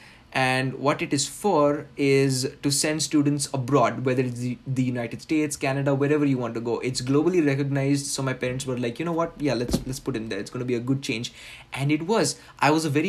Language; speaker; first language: English; non-native, local second language; Marathi